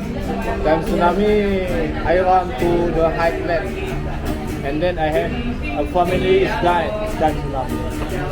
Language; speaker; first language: English; non-native, learner; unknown